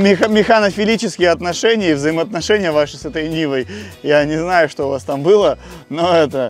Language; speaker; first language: Russian; native; Russian